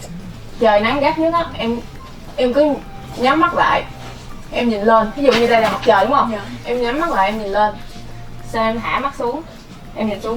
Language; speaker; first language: Vietnamese; native; Vietnamese